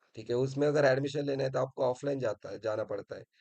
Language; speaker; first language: Hindi; non-native, local second language; Marathi